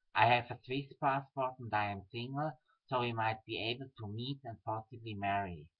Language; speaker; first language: English; non-native, fluent; Swiss German